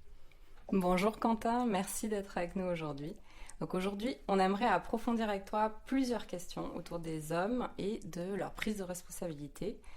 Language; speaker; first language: French; native; French